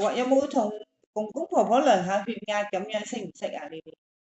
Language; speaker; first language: Cantonese; native; Cantonese